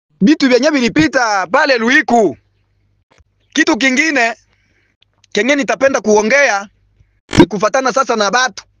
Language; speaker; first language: Swahili; non-native, local second language; Bembe